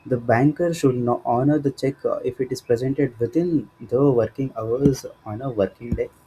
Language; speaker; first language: English; non-native, local second language; Kannada